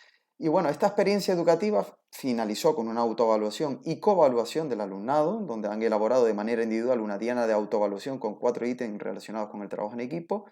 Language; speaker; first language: Spanish; native; Spanish